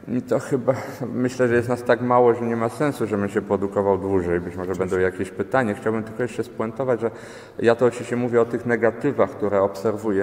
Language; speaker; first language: Polish; native; Polish